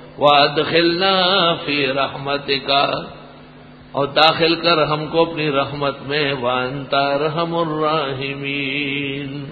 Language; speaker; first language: Urdu; non-native, local second language; Pashto